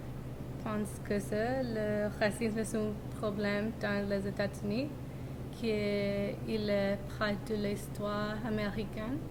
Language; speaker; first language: French; non-native, learner; English